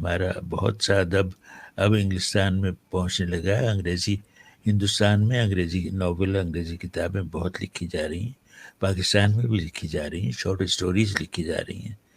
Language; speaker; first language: Urdu; native; Urdu